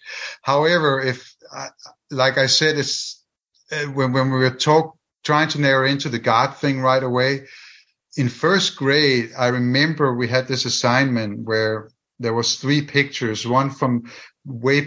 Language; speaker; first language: English; non-native, fluent; Danish